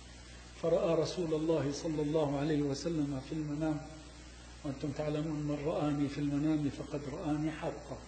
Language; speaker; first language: Arabic; native; Arabic